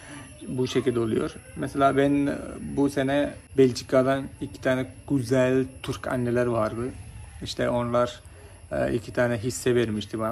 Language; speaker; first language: Turkish; non-native, fluent; Malayalam